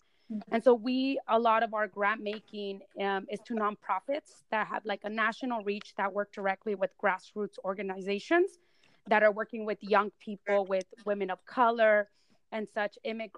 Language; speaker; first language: English; early bilingual, other home language; Spanish